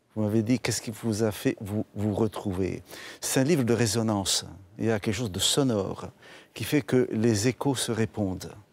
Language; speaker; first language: French; non-native, fluent; Arabic